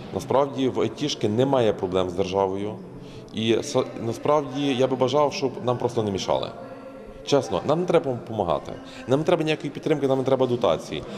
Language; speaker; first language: Ukrainian; native; Ukrainian